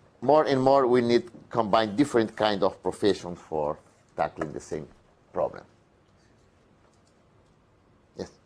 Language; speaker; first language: English; non-native, fluent; Spanish